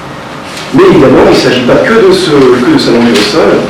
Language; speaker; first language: French; native; French